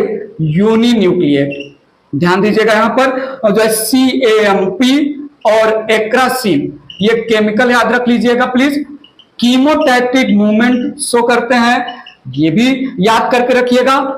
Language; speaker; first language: Hindi; native; Hindi